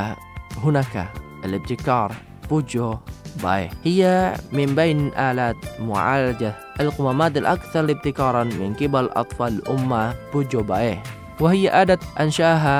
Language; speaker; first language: Arabic; non-native, fluent; Indonesian